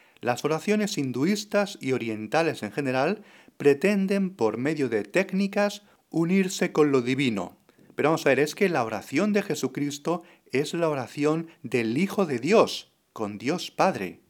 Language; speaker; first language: Spanish; native; Spanish